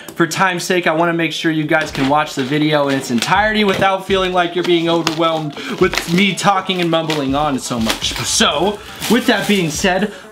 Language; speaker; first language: English; native; English